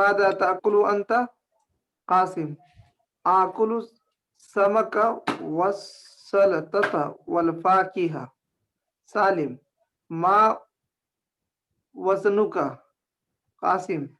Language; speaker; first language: Arabic; non-native, learner; Urdu